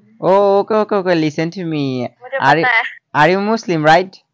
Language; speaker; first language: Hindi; non-native, learner; Bangla